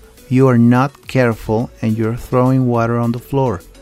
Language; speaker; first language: English; non-native, fluent; Spanish